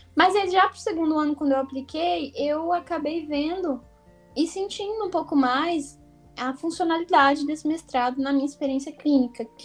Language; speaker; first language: Portuguese; native; Portuguese